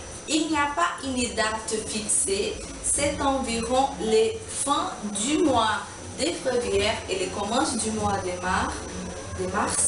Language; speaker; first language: French; non-native, learner; Portuguese